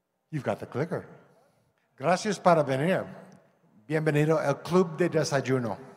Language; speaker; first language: Spanish; non-native, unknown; English